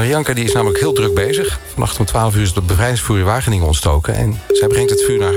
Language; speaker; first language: Dutch; native; Dutch